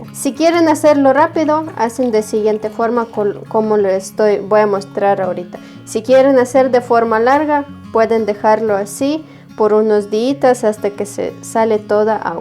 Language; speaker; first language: Spanish; non-native, fluent; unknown